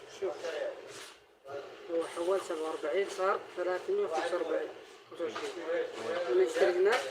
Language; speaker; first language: Arabic; non-native, learner; Malayalam